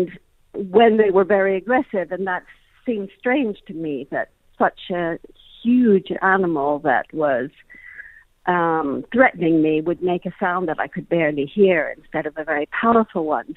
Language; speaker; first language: English; native; English